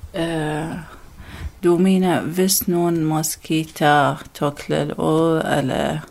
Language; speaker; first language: Danish; non-native, learner; Arabic